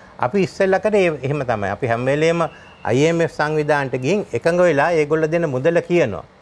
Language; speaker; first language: Sinhala; native; Sinhala